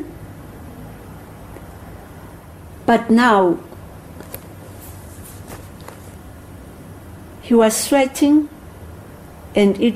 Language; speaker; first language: English; non-native, local second language; Zulu